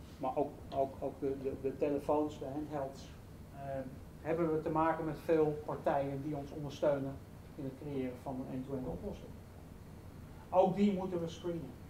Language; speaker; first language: Dutch; native; Dutch